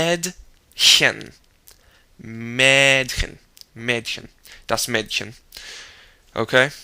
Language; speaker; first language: German; non-native, learner; English